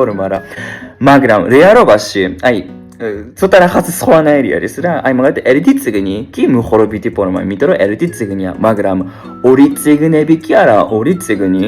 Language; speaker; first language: Georgian; non-native, fluent; Japanese